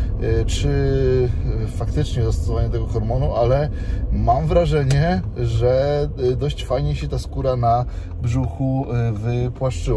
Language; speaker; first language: Polish; native; Polish